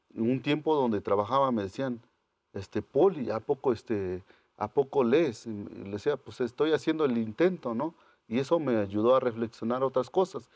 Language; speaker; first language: Spanish; non-native, local second language; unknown